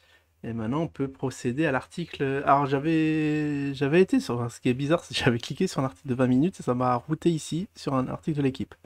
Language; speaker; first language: French; native; French